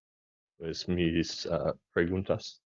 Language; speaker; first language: Spanish; non-native, learner; English